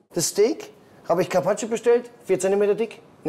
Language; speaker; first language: German; native; German